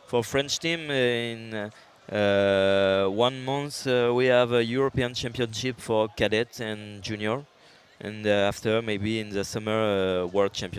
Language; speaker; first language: English; non-native, learner; French